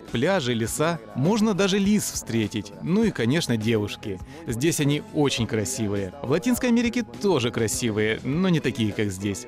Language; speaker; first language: Russian; non-native, fluent; Spanish